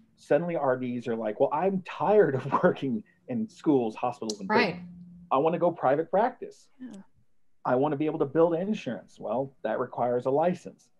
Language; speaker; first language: English; native; English